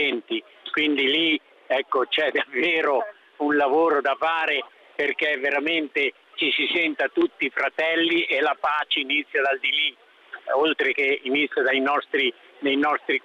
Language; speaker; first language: Italian; non-native, fluent; Swahili